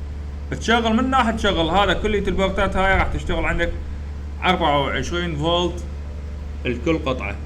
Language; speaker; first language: Arabic; native; Arabic